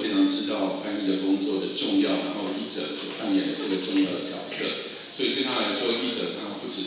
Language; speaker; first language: Chinese; native; Chinese